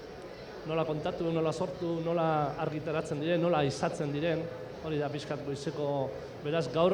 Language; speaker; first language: Basque; native; Basque